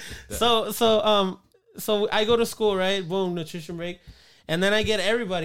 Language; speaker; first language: English; early bilingual, other home language; Spanish